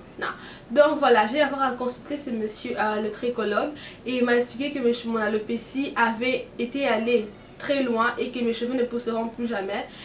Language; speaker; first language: French; non-native, local second language; Lingala